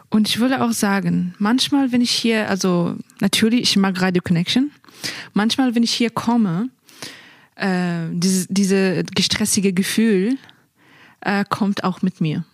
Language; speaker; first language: German; non-native, fluent; Persian